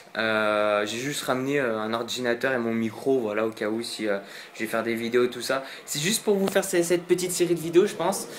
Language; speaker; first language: French; native; French